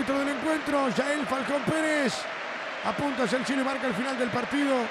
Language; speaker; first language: Spanish; native; Spanish